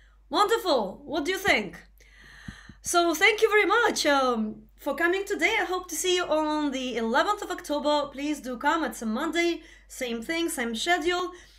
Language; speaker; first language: English; non-native, fluent; Russian